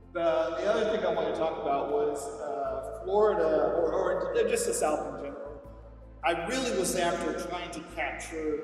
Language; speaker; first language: English; native; English